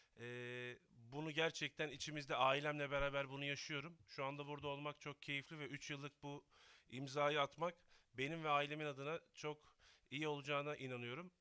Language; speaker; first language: Turkish; native; Turkish